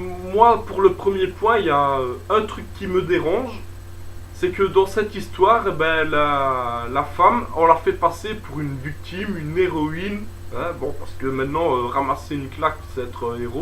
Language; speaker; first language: French; native; French